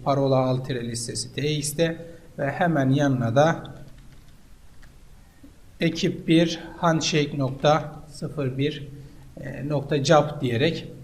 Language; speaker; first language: Turkish; native; Turkish